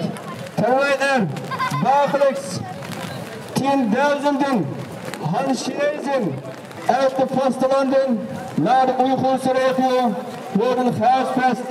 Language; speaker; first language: Dutch; non-native, fluent; Uyghur